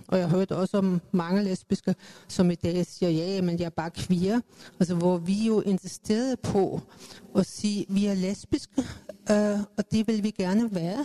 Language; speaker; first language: Danish; native; Danish